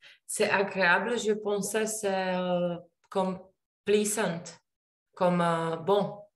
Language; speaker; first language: French; non-native, learner; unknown